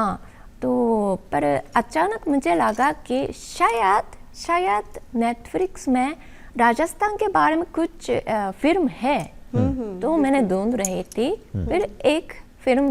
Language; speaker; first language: Hindi; non-native, learner; Japanese